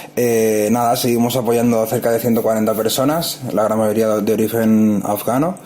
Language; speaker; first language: Spanish; native; Spanish